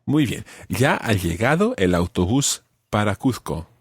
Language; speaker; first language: Spanish; non-native, fluent; English